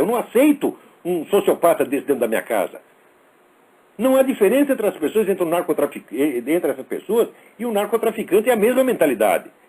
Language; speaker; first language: Portuguese; native; Portuguese